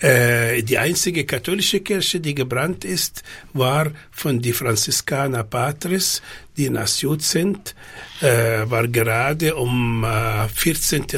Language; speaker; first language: German; non-native, fluent; Arabic